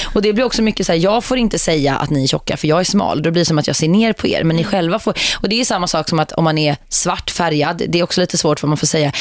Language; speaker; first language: Swedish; native; Swedish